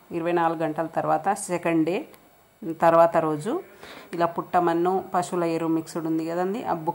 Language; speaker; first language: Telugu; non-native, local second language; Lambadi